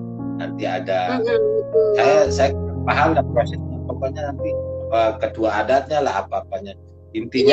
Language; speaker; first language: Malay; non-native, local second language; Sasak